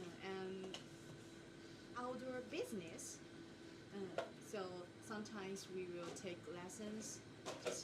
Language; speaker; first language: English; non-native, learner; Chinese